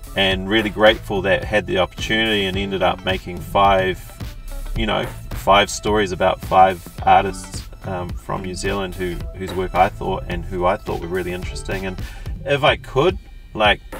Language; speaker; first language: English; native; English